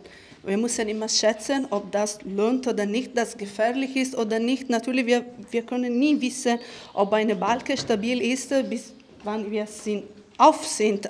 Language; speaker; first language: German; non-native, fluent; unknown